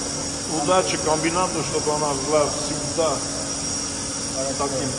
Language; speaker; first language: Russian; non-native, learner; Armenian